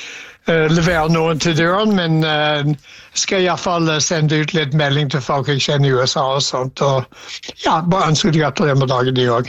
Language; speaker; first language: Norwegian; non-native, fluent; English